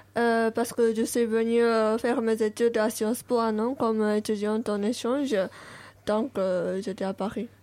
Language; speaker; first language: French; non-native, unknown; Japanese